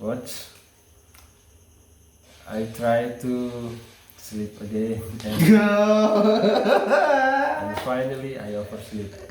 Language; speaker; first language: English; non-native, learner; Indonesian